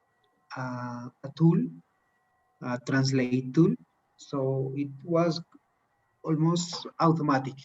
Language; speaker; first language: English; non-native, learner; Spanish